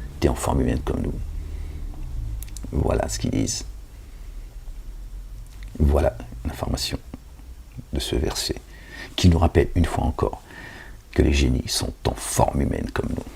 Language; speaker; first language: French; native; French